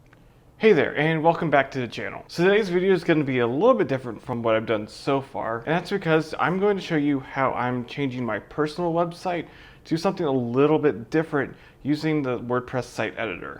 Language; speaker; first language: English; native; English